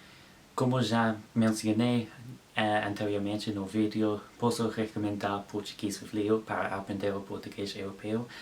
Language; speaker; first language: Portuguese; non-native, learner; English